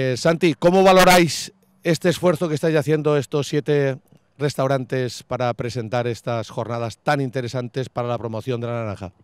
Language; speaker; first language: Spanish; non-native, local second language; Catalan